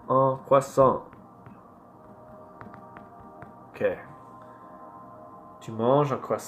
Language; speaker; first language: French; non-native, learner; English